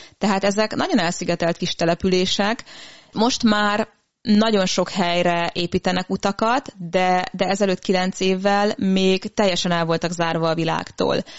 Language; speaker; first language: Hungarian; native; Hungarian